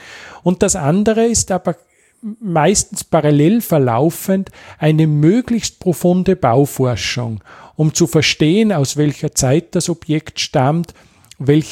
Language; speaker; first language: German; native; German